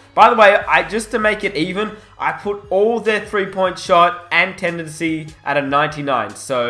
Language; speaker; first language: English; native; English